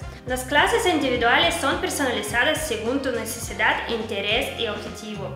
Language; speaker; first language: Spanish; non-native, fluent; Russian